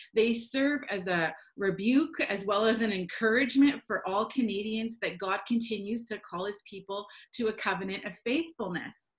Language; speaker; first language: English; native; English